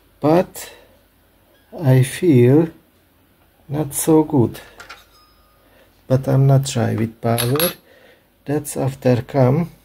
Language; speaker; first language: English; non-native, learner; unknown